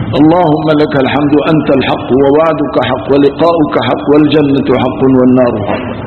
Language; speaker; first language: Arabic; early bilingual, other home language; Kurdish